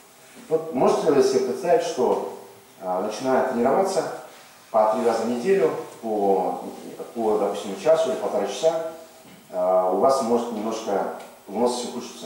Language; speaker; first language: Russian; native; Russian